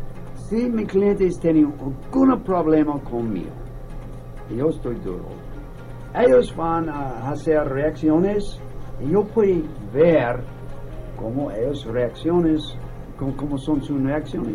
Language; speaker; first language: Spanish; non-native, learner; English